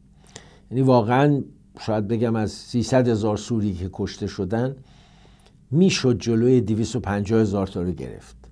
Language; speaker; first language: Persian; native; Persian